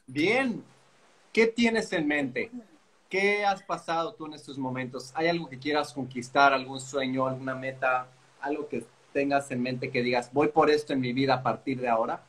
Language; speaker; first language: Spanish; native; Spanish